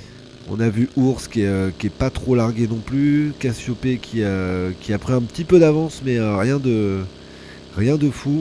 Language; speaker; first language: French; native; French